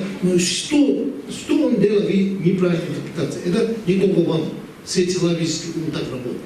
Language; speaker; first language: Russian; non-native, learner; Tibetan